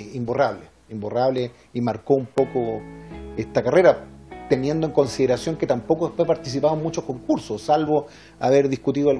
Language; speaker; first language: Spanish; native; Spanish